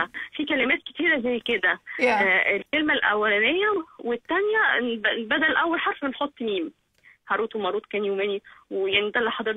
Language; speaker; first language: Arabic; native; Arabic